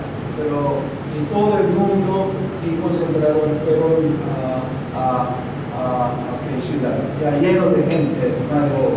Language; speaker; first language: Spanish; non-native, learner; Korean